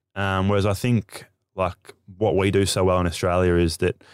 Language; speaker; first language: English; native; English